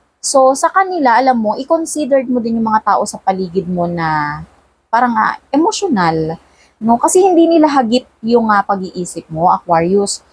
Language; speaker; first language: Filipino; non-native, local second language; Cebuano